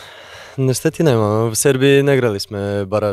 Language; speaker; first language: Polish; non-native, fluent; Serbian